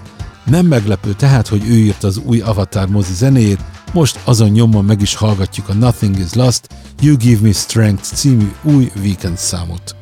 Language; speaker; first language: Hungarian; native; Hungarian